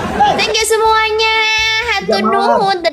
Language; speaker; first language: Indonesian; non-native, learner; Vietnamese